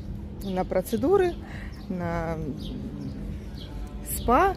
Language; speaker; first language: Russian; native; Russian